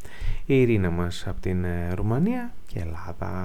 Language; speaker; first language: Greek; native; Greek